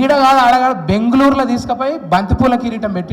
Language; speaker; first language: Telugu; native; Telugu